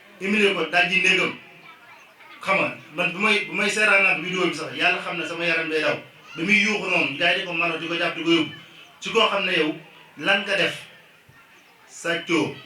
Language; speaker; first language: Wolof; native; Wolof